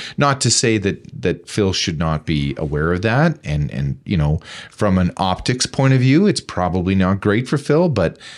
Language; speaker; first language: English; native; English